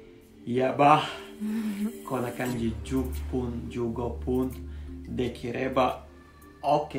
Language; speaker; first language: Japanese; non-native, learner; Serbian